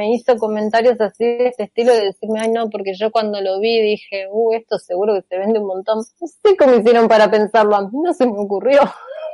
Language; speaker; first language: Spanish; native; Spanish